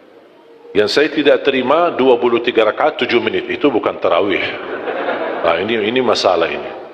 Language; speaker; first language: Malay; non-native, fluent; Arabic